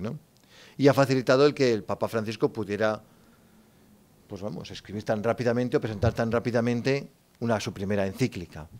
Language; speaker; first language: Spanish; native; Spanish